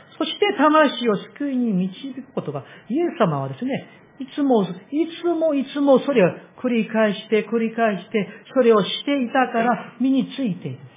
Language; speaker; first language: Japanese; non-native, fluent; Korean